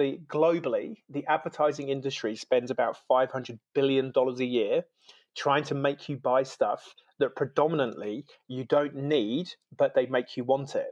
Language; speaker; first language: English; native; English